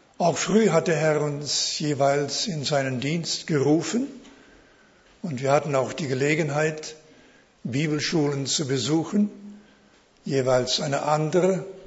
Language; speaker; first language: German; early bilingual, heritage; German